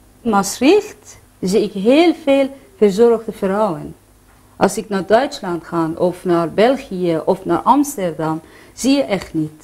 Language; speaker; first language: Dutch; non-native, fluent; Persian